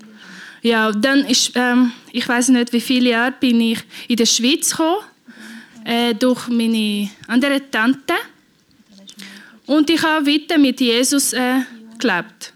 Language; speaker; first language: German; non-native, learner; Portuguese